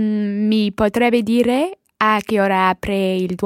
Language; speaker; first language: Italian; non-native, learner; English